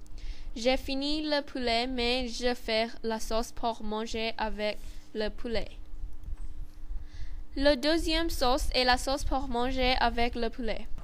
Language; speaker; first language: French; non-native, learner; Thai